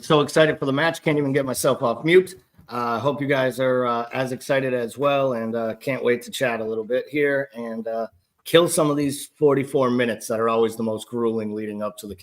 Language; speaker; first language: English; native; English